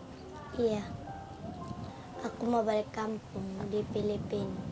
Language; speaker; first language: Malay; early bilingual, other home language; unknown